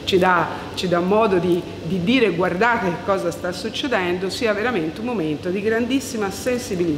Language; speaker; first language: Italian; native; Italian